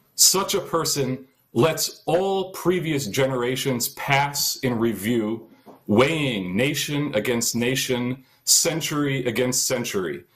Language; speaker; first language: English; native; English